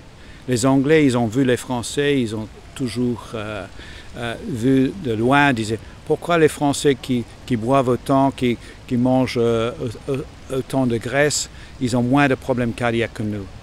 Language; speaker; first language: French; non-native, fluent; English